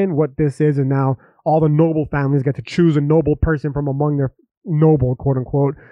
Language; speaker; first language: English; native; English